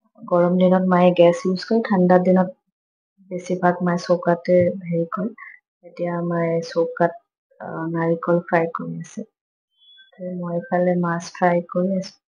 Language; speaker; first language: Assamese; native; Assamese